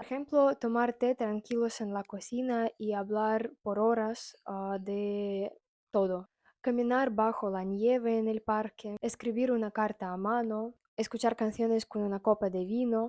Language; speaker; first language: Spanish; non-native, fluent; Russian